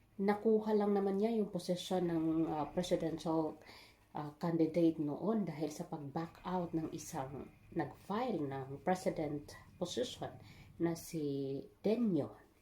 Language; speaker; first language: Filipino; non-native, local second language; Waray